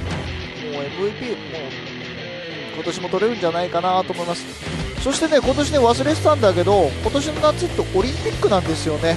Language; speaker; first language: Japanese; native; Japanese